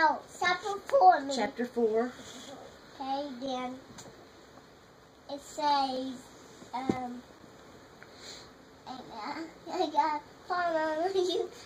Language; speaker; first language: English; native; English